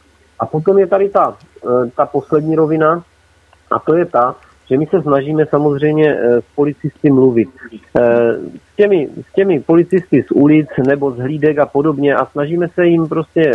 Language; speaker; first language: Czech; native; Czech